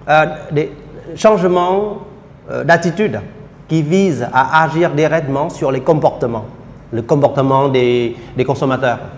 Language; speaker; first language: French; non-native, fluent; Vietnamese